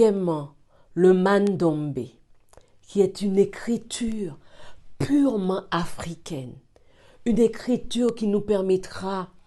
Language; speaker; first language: French; native; French